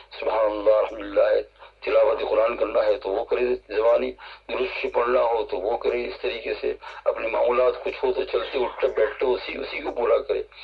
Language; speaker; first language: Urdu; non-native, local second language; Gujarati